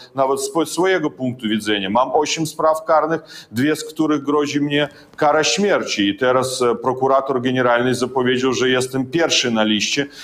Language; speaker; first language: Polish; non-native, fluent; Russian